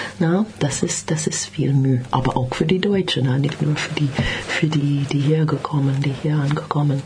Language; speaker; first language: German; non-native, learner; English